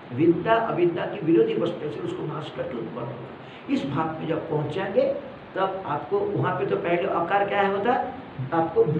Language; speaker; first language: Hindi; non-native, local second language; Malayalam